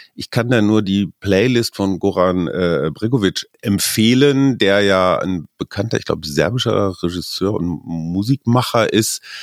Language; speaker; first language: German; native; German